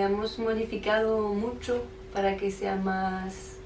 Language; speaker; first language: Spanish; non-native, fluent; French